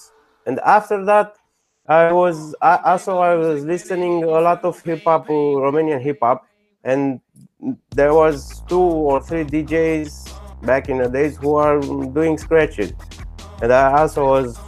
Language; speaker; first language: English; non-native, learner; Romanian